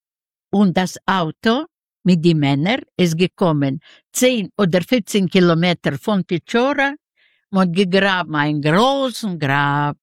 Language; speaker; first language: German; non-native, learner; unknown